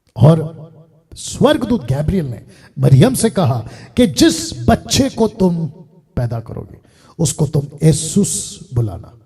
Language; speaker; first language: Hindi; non-native, local second language; Telugu